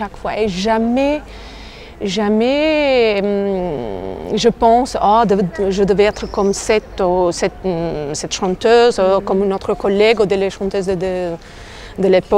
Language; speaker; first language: French; non-native, fluent; Albanian